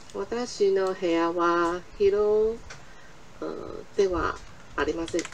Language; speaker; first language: Japanese; non-native, learner; Chinese